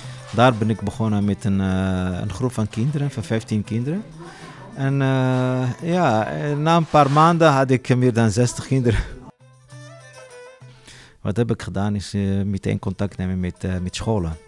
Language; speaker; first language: Dutch; non-native, local second language; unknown